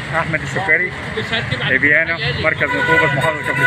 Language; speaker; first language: Arabic; native; Arabic